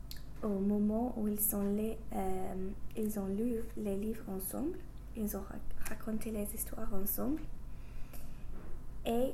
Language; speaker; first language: French; non-native, learner; English